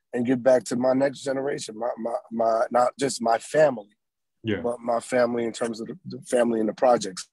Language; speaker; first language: English; native; English